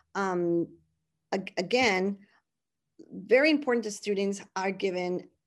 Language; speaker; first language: English; non-native, fluent; Spanish